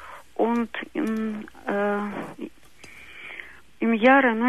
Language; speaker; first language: German; non-native, local second language; Russian